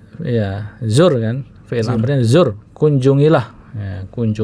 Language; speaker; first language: Indonesian; native; Indonesian